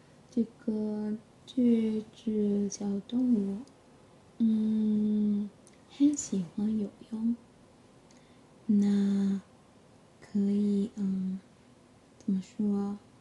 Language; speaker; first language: Chinese; non-native, learner; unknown